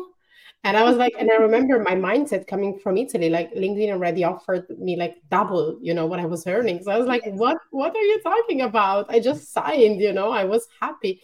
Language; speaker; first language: English; non-native, fluent; Italian